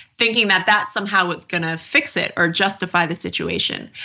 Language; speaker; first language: English; native; English